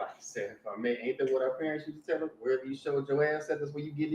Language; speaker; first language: English; native; English